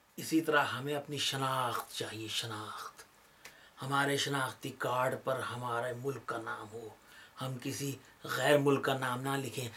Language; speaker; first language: Urdu; native; Urdu